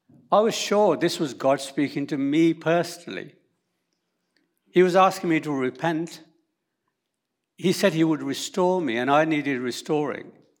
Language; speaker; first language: English; early bilingual, other home language; Urdu